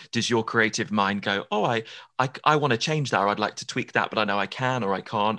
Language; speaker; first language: English; native; English